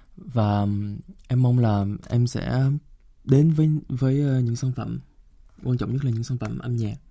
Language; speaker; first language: Vietnamese; early bilingual, heritage; Vietnamese